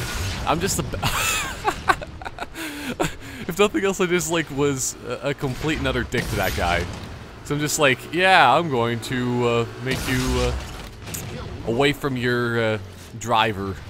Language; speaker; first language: English; native; English